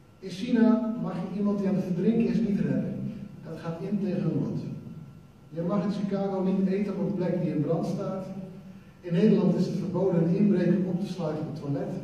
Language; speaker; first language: Dutch; non-native, local second language; Western Frisian